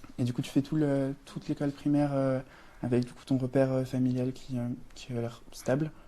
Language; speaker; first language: French; native; French